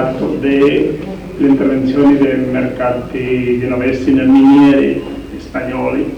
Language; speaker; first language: Italian; non-native, learner; Spanish